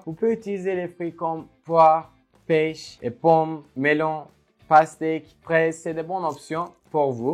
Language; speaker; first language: French; non-native, fluent; Turkish